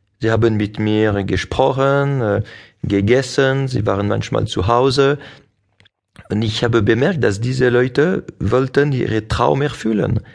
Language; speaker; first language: German; non-native, local second language; French